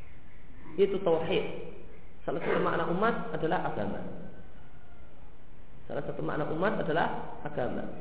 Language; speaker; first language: Indonesian; native; Indonesian